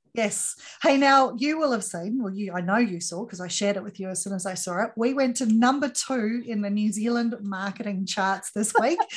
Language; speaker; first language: English; native; English